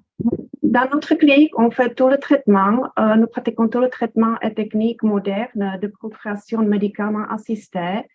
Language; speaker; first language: French; non-native, fluent; Czech